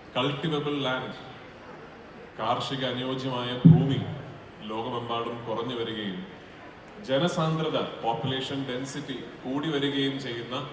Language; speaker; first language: Malayalam; native; Malayalam